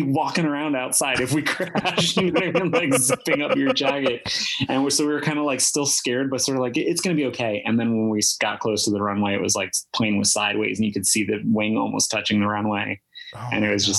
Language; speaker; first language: English; native; English